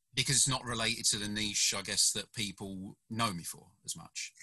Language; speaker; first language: English; native; English